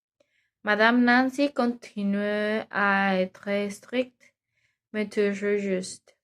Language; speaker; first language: French; non-native, learner; Spanish